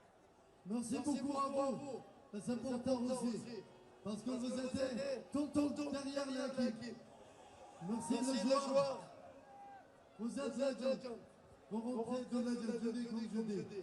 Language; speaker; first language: French; non-native, learner; Arabic